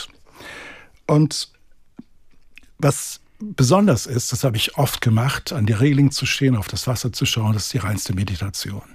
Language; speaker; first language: German; native; German